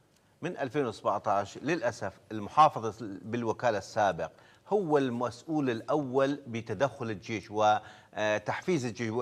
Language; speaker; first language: Arabic; non-native, local second language; Kurdish